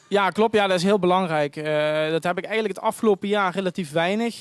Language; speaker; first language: Dutch; native; Dutch